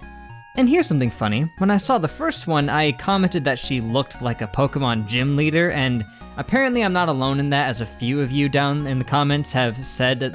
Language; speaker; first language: English; native; English